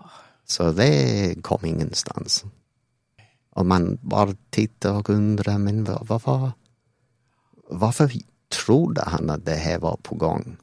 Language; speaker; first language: Swedish; non-native, fluent; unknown